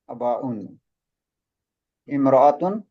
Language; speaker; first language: Arabic; non-native, fluent; Malay